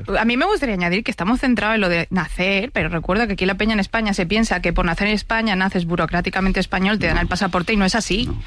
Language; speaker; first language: Spanish; early bilingual, other home language; Chinese